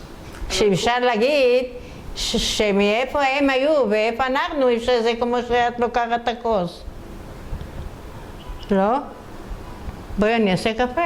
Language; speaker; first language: Hebrew; non-native, fluent; Italian